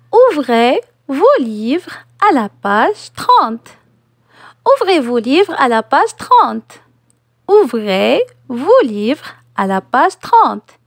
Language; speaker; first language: French; non-native, local second language; Arabic